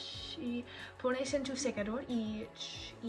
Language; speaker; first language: Spanish; non-native, learner; English